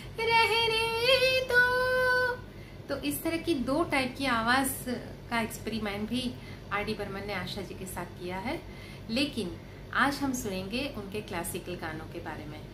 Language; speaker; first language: Hindi; non-native, local second language; Gujarati